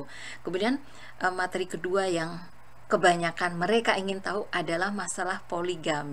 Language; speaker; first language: Indonesian; native; Indonesian